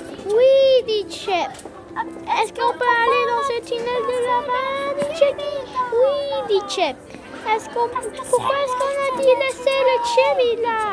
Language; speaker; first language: French; non-native, learner; English